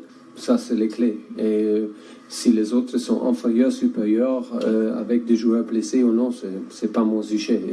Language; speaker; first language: French; non-native, learner; German